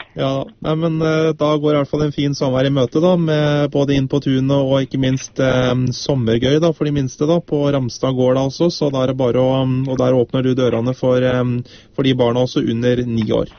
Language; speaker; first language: Norwegian; native; Norwegian